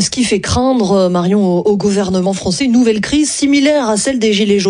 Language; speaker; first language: French; native; French